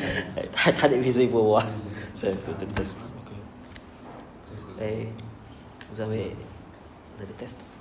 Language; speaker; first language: French; non-native, learner; Vietnamese